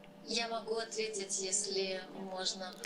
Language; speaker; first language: Russian; non-native, local second language; Ukrainian